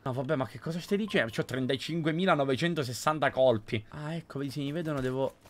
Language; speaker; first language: Italian; native; Italian